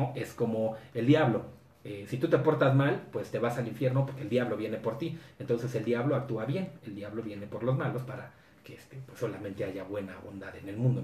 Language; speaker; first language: Spanish; native; Spanish